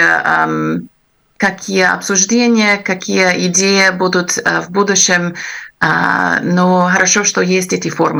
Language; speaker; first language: Russian; non-native, fluent; English